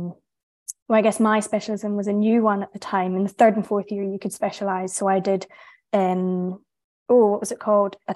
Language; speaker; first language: English; native; English